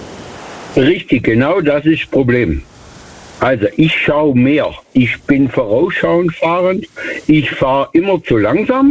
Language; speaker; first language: German; native; German